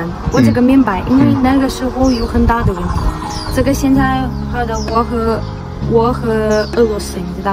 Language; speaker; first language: Chinese; non-native, learner; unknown